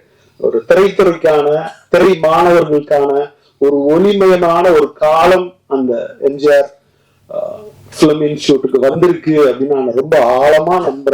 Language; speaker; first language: Tamil; native; Tamil